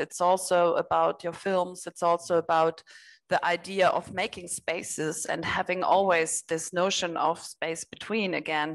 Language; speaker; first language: English; non-native, fluent; German